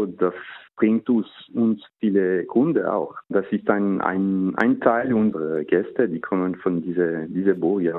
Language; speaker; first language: German; non-native, local second language; French